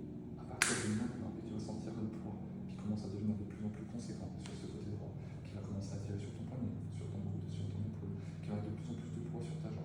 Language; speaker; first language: French; native; French